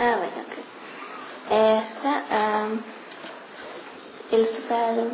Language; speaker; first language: French; non-native, learner; English